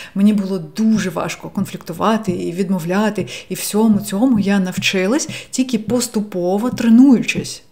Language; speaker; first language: Ukrainian; non-native, local second language; Russian